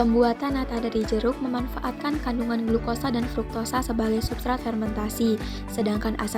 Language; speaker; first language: Indonesian; native; Indonesian